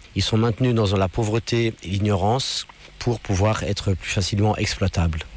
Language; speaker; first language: French; non-native, local second language; English